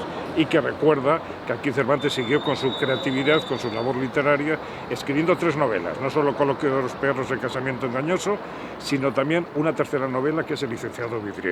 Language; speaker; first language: Spanish; native; Spanish